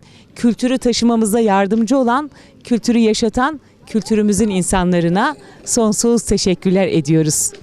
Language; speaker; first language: Turkish; native; Turkish